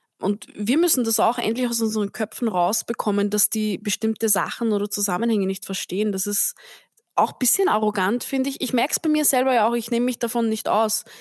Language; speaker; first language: German; early bilingual, other home language; Turkish